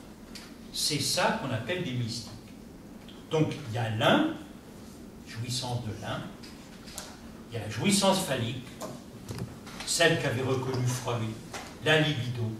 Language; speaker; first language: French; native; French